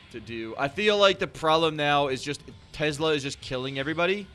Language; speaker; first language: English; native; English